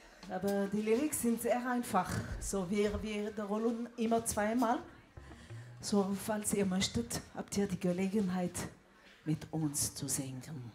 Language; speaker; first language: German; non-native, local second language; French